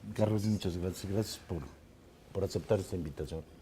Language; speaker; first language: Spanish; native; Spanish